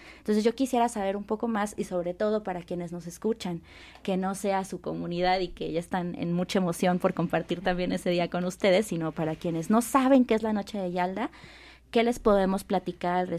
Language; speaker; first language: Spanish; native; Spanish